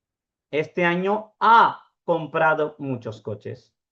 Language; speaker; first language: Spanish; non-native, fluent; Urdu